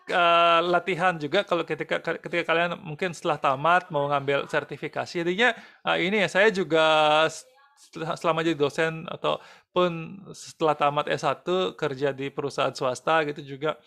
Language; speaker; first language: Indonesian; native; Indonesian